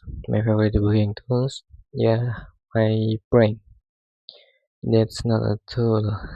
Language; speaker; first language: English; non-native, learner; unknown